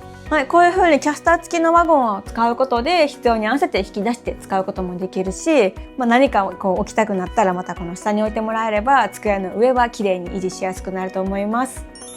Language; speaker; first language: Japanese; native; Japanese